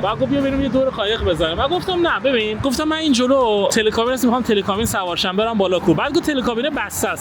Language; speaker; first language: Persian; native; Persian